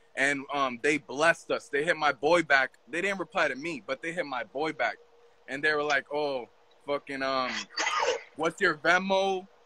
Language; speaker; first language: English; native; English